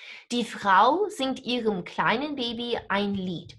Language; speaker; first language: German; non-native, fluent; English